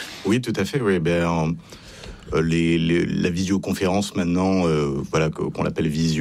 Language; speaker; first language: French; native; French